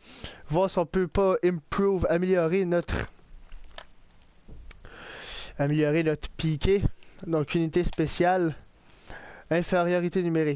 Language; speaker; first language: French; native; French